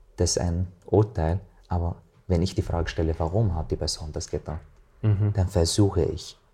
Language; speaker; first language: German; non-native, fluent; Arabic